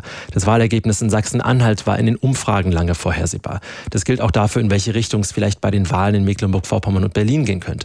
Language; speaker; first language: German; native; German